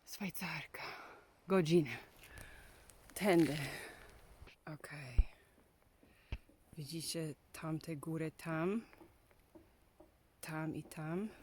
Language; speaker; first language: Polish; non-native, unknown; English